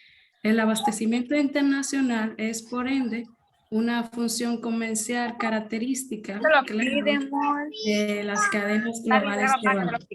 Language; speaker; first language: Spanish; native; Spanish